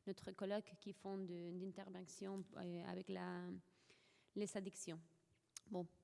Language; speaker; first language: French; non-native, fluent; Spanish